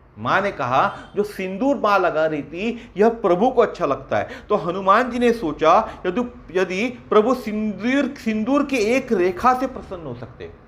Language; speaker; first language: Hindi; non-native, local second language; Marathi